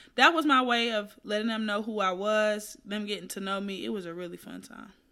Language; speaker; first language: English; native; English